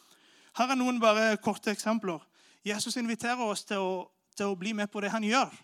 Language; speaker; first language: Norwegian; non-native, fluent; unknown